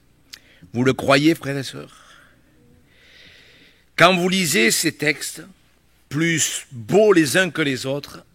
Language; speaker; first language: French; native; French